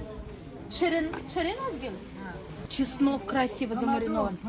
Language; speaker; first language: Russian; native; Russian